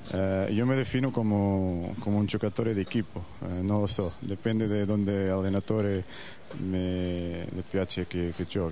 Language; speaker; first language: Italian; non-native, learner; Portuguese